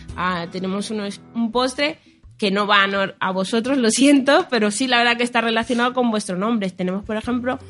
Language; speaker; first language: Spanish; native; Spanish